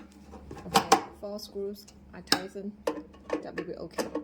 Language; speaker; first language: English; non-native, learner; Chinese